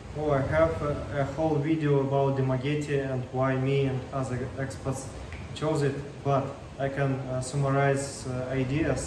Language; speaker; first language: English; non-native, learner; Russian